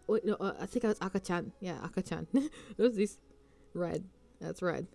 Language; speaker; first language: English; native; English